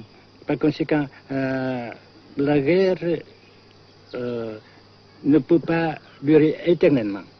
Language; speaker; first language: French; non-native, fluent; Vietnamese